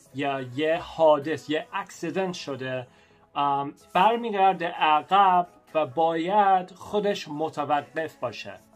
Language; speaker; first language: Persian; early bilingual, other home language; English